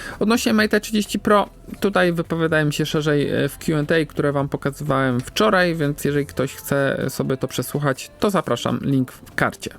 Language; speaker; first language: Polish; native; Polish